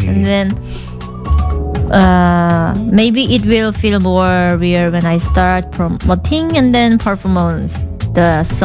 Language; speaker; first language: English; non-native, learner; Korean